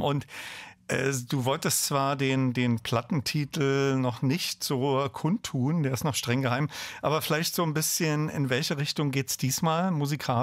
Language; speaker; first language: German; native; German